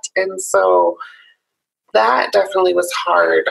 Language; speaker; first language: English; native; English